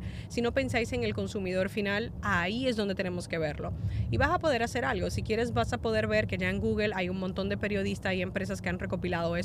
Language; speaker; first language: Spanish; native; Spanish